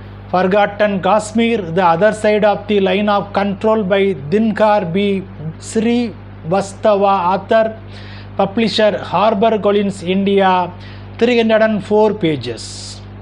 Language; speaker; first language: English; non-native, local second language; Tamil